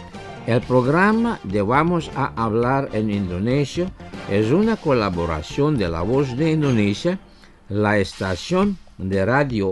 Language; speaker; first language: Spanish; non-native, fluent; Indonesian